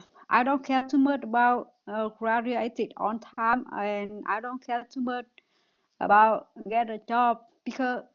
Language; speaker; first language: English; non-native, learner; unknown